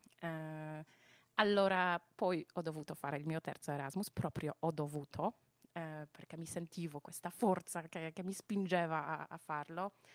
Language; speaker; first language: Italian; non-native, fluent; Polish